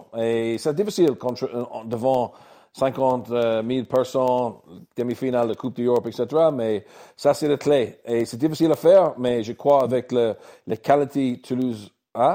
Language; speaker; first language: French; non-native, learner; English